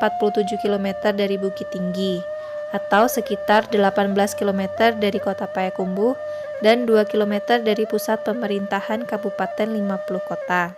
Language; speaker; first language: Indonesian; native; Indonesian